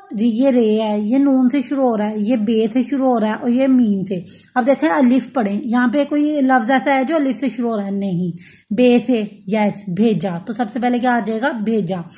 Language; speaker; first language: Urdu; non-native, local second language; Punjabi